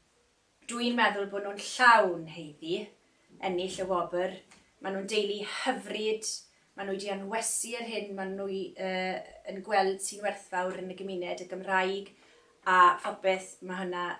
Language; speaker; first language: Welsh; native; Welsh